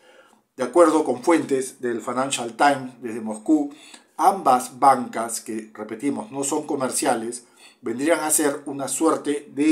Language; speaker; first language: Spanish; native; Spanish